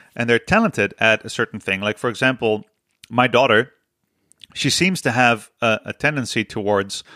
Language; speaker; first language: English; non-native, fluent; Dutch